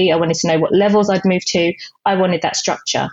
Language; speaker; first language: English; native; English